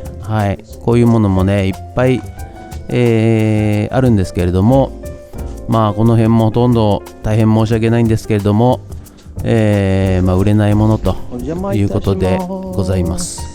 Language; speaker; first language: Japanese; native; Japanese